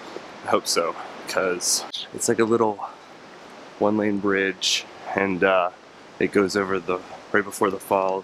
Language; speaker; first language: English; native; English